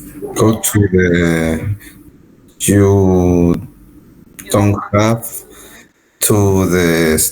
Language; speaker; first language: English; non-native, learner; Spanish